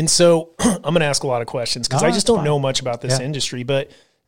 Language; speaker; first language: English; native; English